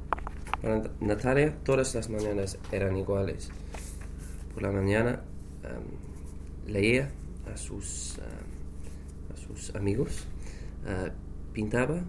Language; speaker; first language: Spanish; non-native, learner; English